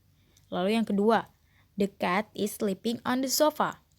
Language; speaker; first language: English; non-native, learner; Indonesian